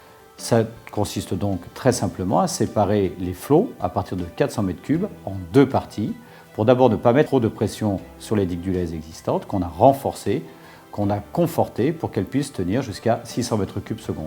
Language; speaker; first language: French; native; French